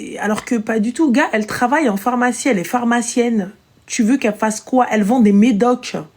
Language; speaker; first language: French; native; French